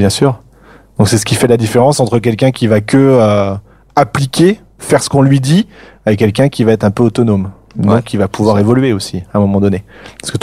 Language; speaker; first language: French; native; French